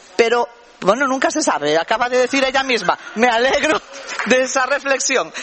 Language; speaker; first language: Spanish; non-native, local second language; Galician